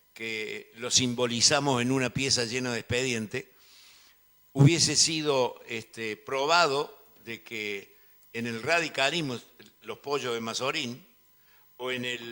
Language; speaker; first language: Spanish; native; Spanish